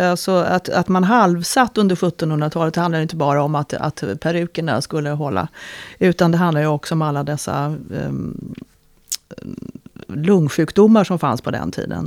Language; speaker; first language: Swedish; native; Swedish